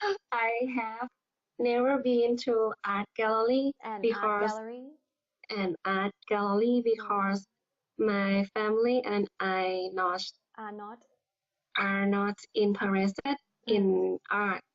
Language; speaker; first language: English; non-native, learner; Thai